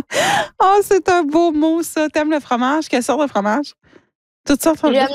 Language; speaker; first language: French; native; French